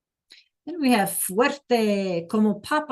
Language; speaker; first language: Spanish; non-native, learner; English